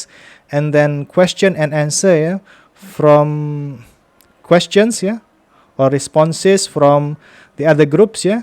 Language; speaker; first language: English; non-native, fluent; Indonesian